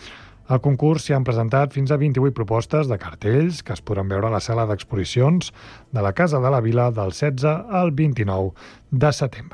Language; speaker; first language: Catalan; native; Catalan